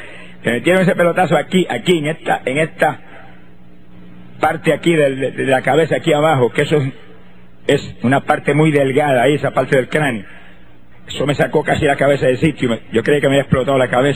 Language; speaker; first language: Spanish; native; Spanish